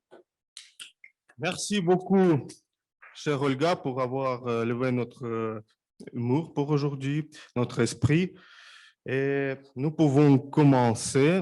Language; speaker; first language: French; non-native, fluent; Russian